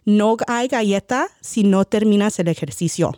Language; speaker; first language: Spanish; early bilingual, other home language; English